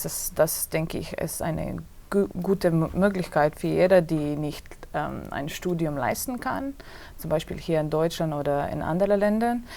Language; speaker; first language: German; non-native, fluent; Slovenian